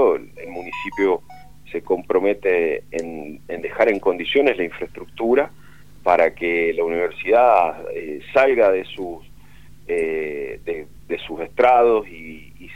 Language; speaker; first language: Spanish; native; Spanish